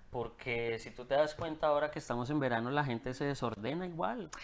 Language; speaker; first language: Spanish; native; Spanish